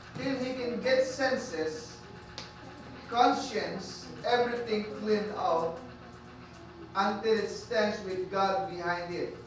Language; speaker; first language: English; non-native, local second language; Filipino